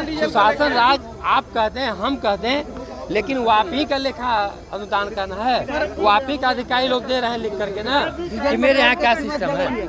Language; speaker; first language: Hindi; native; Hindi